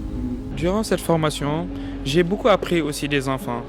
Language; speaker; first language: French; non-native, local second language; Wolof